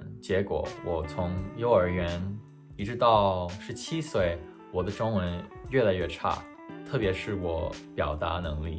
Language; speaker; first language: Chinese; early bilingual, heritage; Chinese